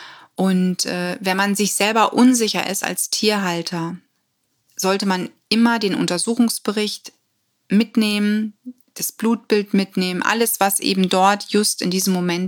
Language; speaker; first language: German; native; German